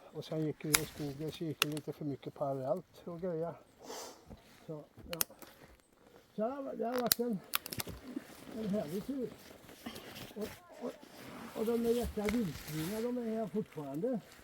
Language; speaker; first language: Swedish; native; Swedish